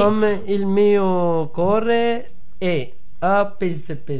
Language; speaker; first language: Italian; non-native, learner; Punjabi